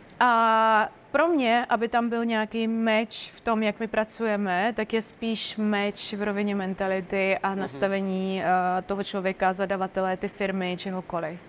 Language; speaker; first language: Czech; non-native, fluent; Russian